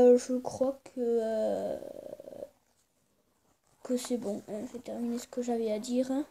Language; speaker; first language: French; native; French